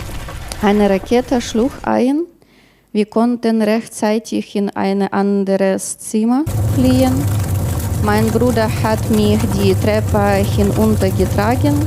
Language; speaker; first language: German; non-native, learner; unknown